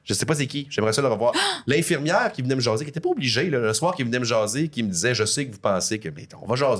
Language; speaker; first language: French; native; French